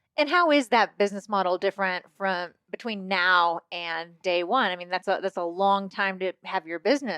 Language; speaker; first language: English; native; English